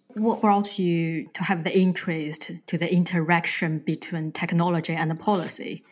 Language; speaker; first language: English; non-native, fluent; Chinese